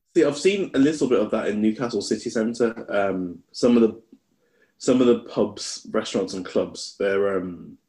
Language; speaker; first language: English; native; English